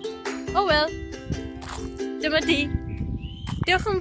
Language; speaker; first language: Welsh; non-native, learner; Malay